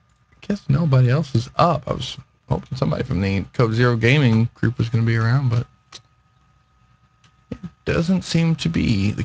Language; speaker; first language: English; native; English